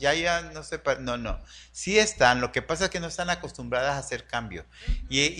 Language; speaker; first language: Spanish; native; Spanish